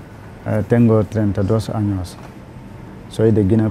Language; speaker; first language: Spanish; non-native, learner; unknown